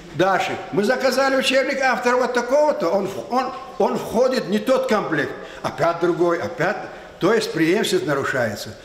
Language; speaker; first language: Russian; non-native, local second language; Lezghian